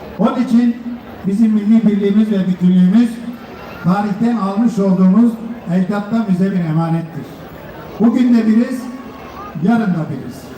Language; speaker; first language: Turkish; native; Turkish